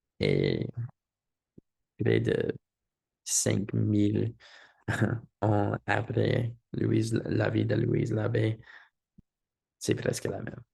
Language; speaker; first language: French; non-native, learner; English